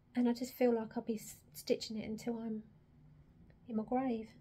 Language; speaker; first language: English; native; English